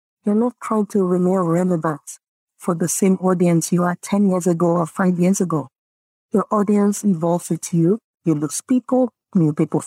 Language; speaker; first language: English; non-native, local second language; Yoruba